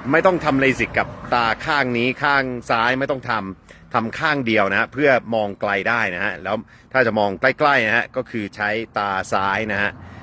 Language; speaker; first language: Thai; non-native, fluent; English